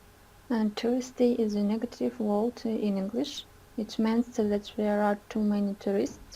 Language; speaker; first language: English; non-native, learner; Russian